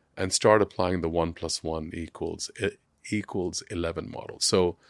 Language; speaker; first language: English; non-native, local second language; Sindhi